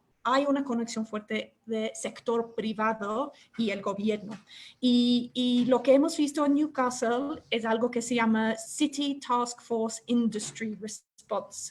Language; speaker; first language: Spanish; non-native, fluent; English